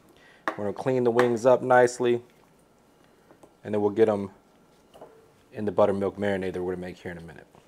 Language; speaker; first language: English; native; English